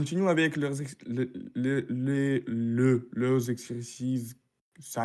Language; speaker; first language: French; non-native, learner; Russian